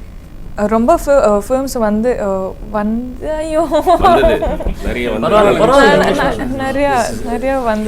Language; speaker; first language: Tamil; non-native, learner; Kodava